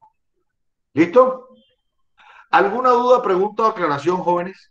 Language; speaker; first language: Spanish; native; Spanish